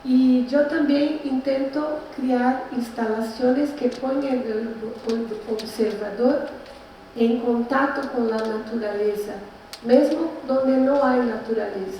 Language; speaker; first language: Spanish; non-native, learner; Portuguese